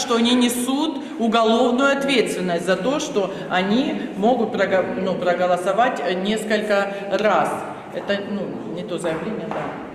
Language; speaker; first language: Russian; native; Russian